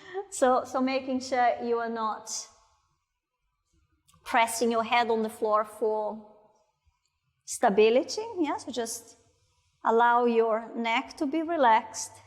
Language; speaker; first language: English; non-native, fluent; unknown